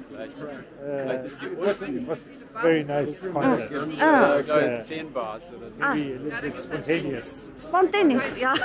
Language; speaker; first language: English; non-native, fluent; German